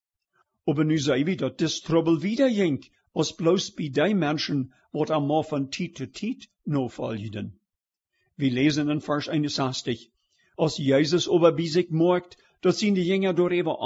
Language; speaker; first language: German; early bilingual, heritage; Plautdietsch